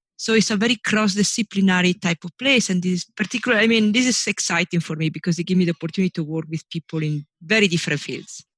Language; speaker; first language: English; non-native, fluent; Italian